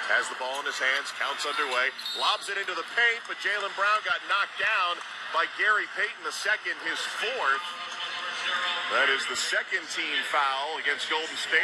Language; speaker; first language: English; native; English